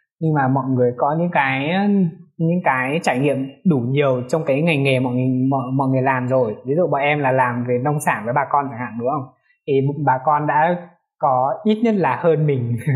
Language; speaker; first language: Vietnamese; non-native, local second language; Hmong